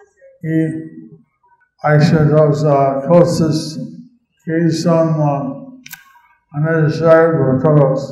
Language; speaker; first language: Spanish; non-native, learner; English